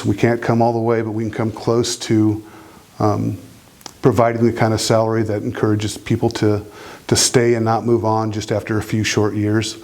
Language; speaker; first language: English; native; English